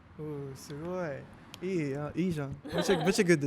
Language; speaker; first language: Japanese; non-native, learner; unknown